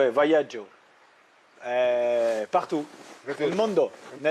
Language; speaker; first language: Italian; non-native, learner; French